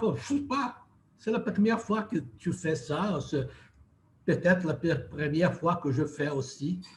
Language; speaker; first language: French; non-native, fluent; Portuguese